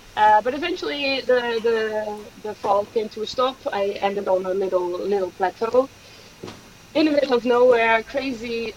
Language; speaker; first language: English; non-native, fluent; Dutch